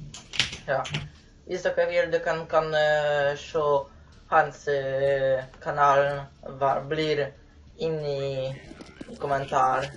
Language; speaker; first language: Swedish; non-native, learner; Norwegian